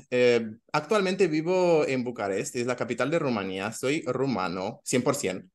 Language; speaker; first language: Spanish; non-native, fluent; Romanian